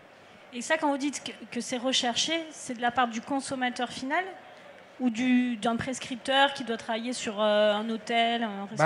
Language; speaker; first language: French; native; French